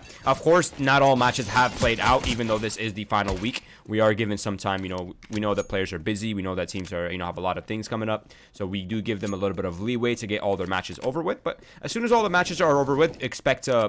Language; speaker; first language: English; native; English